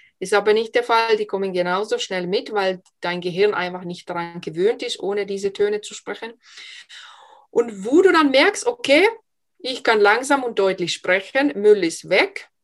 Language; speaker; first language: German; non-native, fluent; Finnish